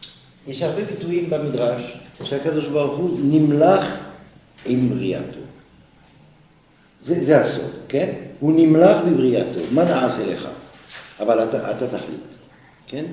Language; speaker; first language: Hebrew; non-native, fluent; French